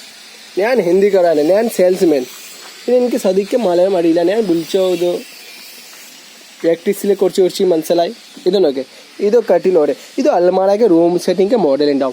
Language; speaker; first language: Malayalam; non-native, learner; Hindi